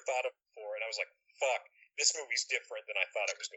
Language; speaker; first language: English; native; English